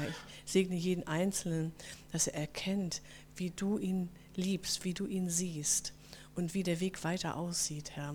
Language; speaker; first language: German; native; German